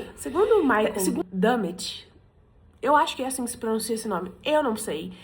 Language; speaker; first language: Portuguese; native; Portuguese